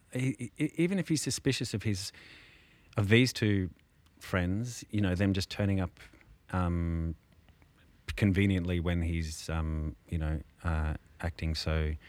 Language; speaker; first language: English; native; English